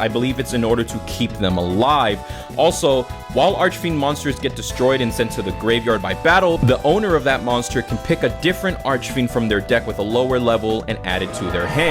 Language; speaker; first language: English; native; English